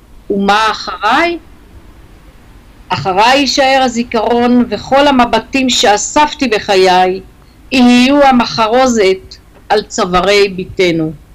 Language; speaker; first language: Hebrew; native; Hebrew